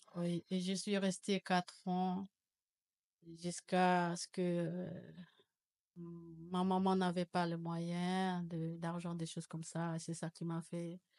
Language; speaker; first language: French; non-native, local second language; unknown